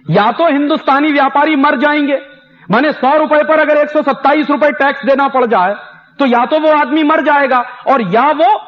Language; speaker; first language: Hindi; native; Hindi